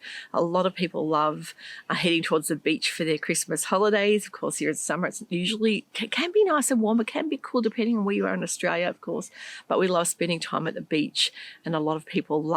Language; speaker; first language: English; native; English